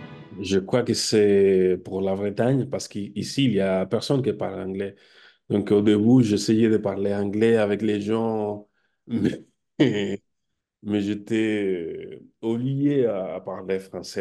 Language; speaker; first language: French; non-native, fluent; Spanish